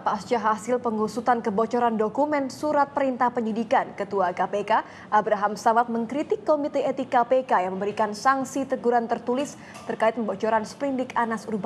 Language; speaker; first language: Indonesian; native; Indonesian